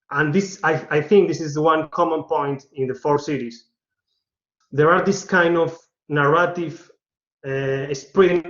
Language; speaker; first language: English; non-native, learner; Spanish